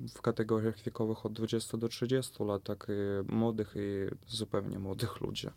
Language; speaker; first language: Polish; non-native, fluent; Russian